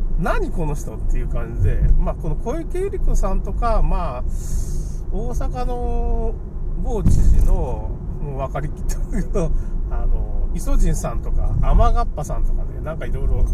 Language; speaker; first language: Japanese; native; Japanese